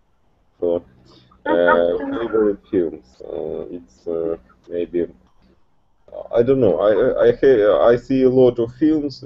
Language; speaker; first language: English; non-native, learner; Russian